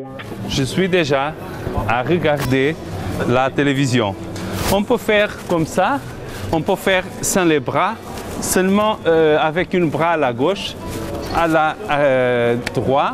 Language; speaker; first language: French; non-native, learner; Portuguese